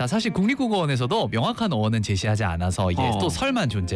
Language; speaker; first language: Korean; native; Korean